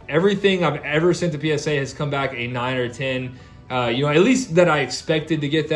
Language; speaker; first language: English; native; English